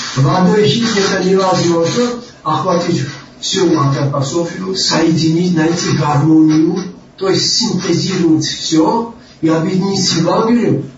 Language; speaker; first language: Russian; non-native, local second language; Georgian